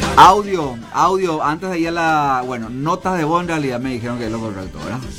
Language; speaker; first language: Spanish; non-native, local second language; Guarani